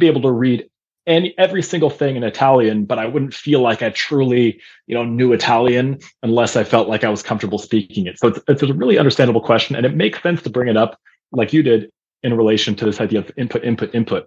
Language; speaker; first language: English; non-native, fluent; German